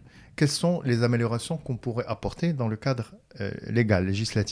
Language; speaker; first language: French; non-native, local second language; Arabic